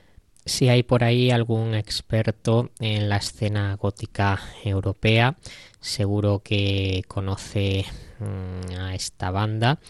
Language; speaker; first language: Spanish; native; Spanish